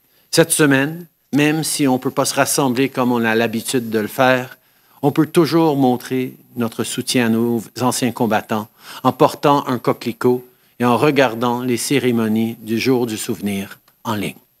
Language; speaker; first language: French; early bilingual, heritage; French